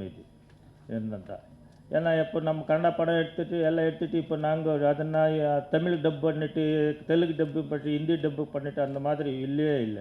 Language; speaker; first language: Tamil; non-native, learner; Kannada